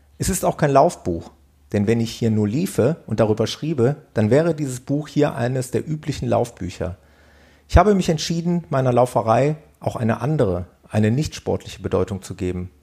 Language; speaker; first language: German; native; German